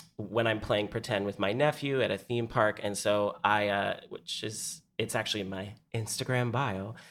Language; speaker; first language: English; native; English